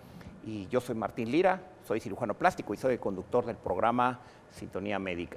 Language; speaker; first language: Spanish; native; Spanish